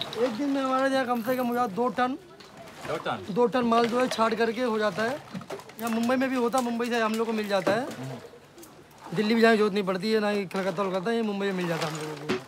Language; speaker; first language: Hindi; native; Hindi